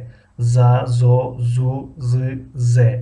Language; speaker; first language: Russian; non-native, local second language; Tajik